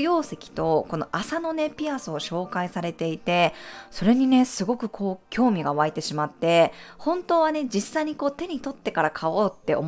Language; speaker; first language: Japanese; native; Japanese